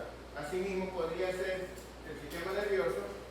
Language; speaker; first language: Spanish; native; Spanish